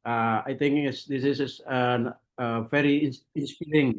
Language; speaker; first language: English; non-native, learner; Indonesian